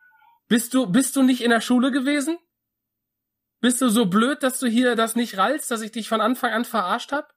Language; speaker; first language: German; native; German